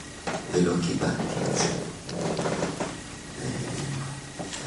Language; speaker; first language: Hebrew; non-native, fluent; German